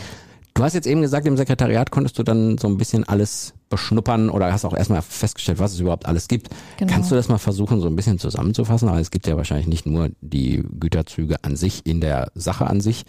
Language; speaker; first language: German; native; German